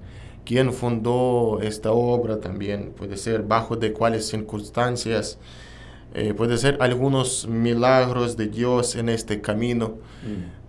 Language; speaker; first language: Spanish; non-native, learner; Russian